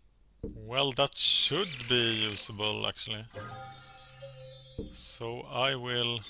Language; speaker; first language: English; non-native, fluent; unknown